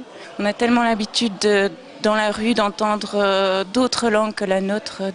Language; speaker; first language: French; native; French